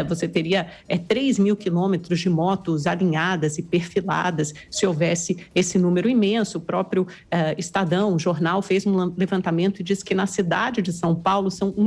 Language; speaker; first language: Portuguese; native; Portuguese